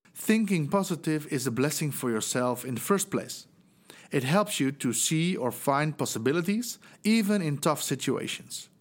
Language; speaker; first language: English; non-native, fluent; Dutch